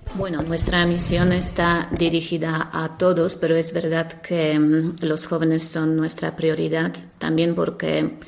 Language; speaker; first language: Spanish; non-native, fluent; Polish